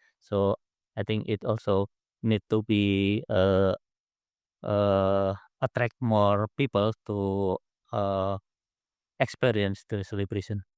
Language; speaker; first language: English; non-native, learner; Indonesian